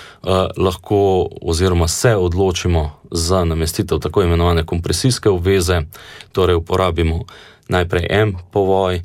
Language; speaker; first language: Slovenian; native; Slovenian